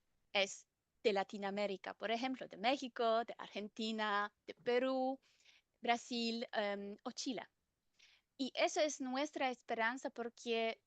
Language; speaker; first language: Spanish; non-native, fluent; German